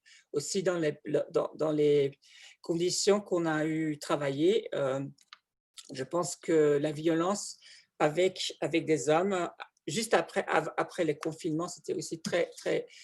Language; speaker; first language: French; non-native, fluent; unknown